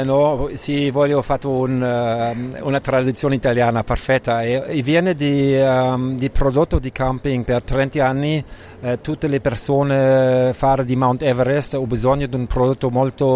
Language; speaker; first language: Italian; non-native, learner; German